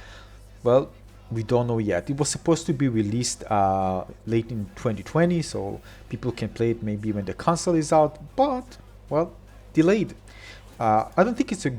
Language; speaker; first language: English; non-native, fluent; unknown